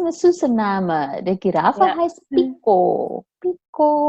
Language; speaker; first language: German; non-native, fluent; Indonesian